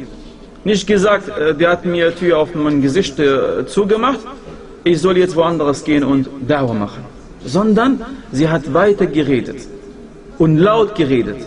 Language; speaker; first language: German; non-native, fluent; Arabic